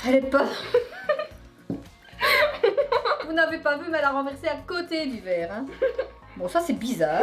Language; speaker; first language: French; native; French